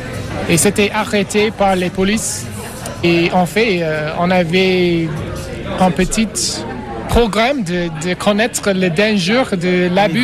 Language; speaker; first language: French; non-native, fluent; English